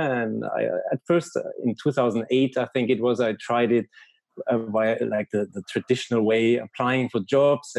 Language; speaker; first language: English; non-native, fluent; German